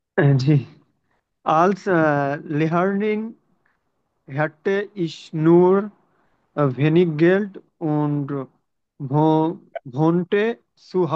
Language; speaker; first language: German; non-native, learner; Bangla